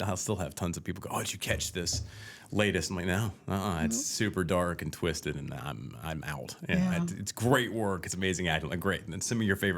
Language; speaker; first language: English; native; English